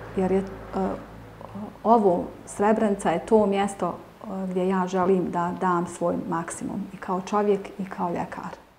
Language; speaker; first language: Bosnian; native; Bosnian